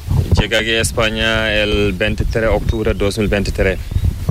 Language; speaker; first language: Spanish; non-native, learner; Fula